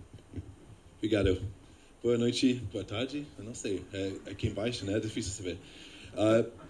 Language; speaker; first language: Portuguese; non-native, fluent; English